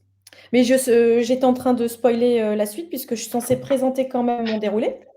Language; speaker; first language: French; native; French